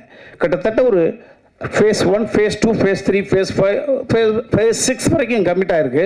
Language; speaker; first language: Tamil; native; Tamil